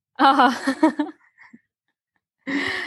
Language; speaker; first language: Arabic; non-native, learner; English